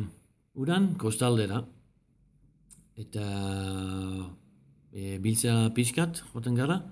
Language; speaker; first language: Basque; non-native, learner; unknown